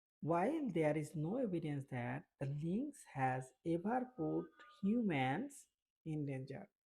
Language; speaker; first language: English; non-native, local second language; Bangla